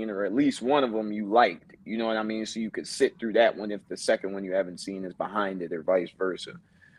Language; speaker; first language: English; native; English